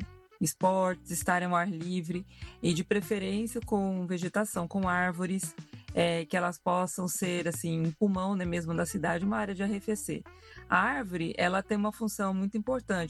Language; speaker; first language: Portuguese; native; Portuguese